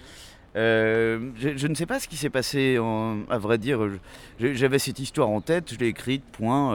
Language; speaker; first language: French; native; French